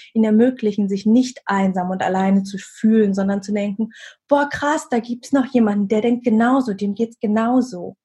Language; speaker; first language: German; early bilingual, other home language; Vietnamese